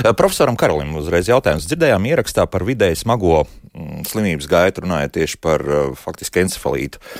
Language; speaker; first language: Latvian; native; Latvian